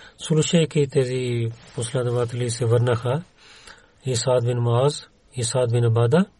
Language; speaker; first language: Bulgarian; non-native, learner; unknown